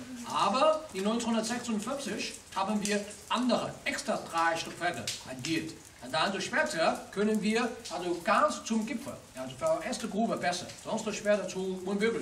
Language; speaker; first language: German; non-native, learner; Chinese